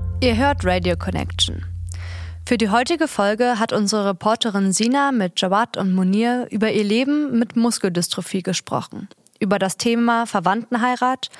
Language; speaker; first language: German; native; German